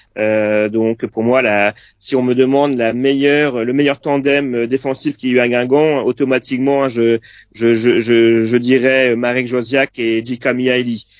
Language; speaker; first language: French; native; French